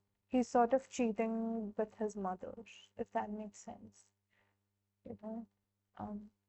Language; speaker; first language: English; non-native, local second language; Hindi